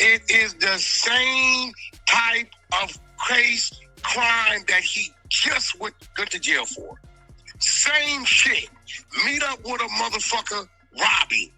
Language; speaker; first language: English; native; English